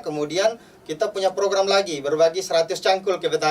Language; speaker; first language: Indonesian; native; Indonesian